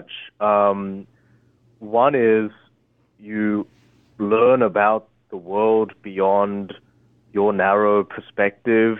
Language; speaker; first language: English; early bilingual, other home language; Korean